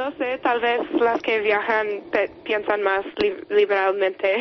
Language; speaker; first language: Spanish; non-native, fluent; English